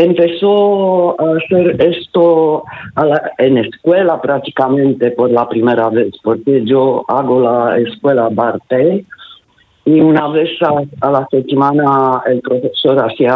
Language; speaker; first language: Spanish; non-native, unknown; Romanian